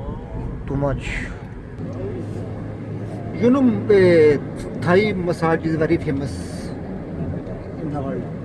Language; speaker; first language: English; non-native, learner; Urdu